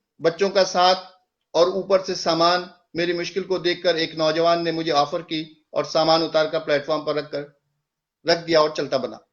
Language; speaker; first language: Urdu; native; Urdu